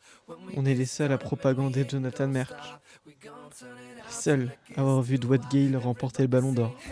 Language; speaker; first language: French; native; French